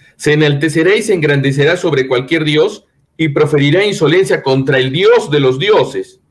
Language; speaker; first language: Spanish; native; Spanish